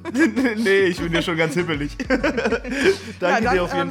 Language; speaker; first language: German; native; German